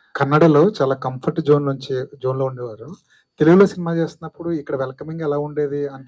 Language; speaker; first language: Telugu; native; Telugu